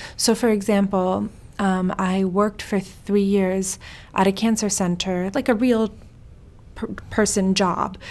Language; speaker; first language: English; early bilingual, heritage; Swedish